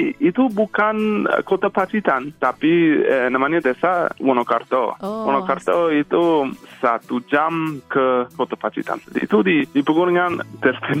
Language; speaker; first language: Indonesian; non-native, fluent; English